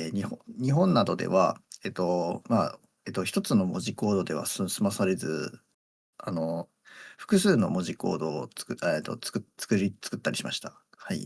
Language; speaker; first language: Japanese; native; Japanese